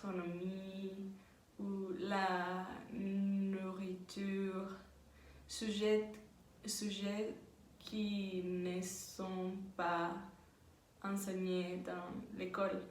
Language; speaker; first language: French; non-native, learner; Spanish